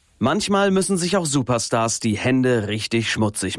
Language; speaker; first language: German; native; German